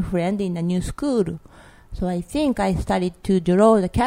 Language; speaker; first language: English; non-native, learner; Japanese